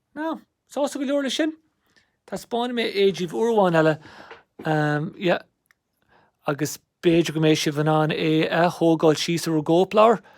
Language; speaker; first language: Irish; native; Irish